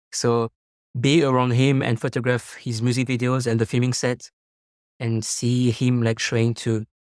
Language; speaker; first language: English; non-native, fluent; French